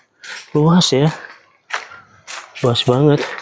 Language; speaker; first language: Indonesian; native; Indonesian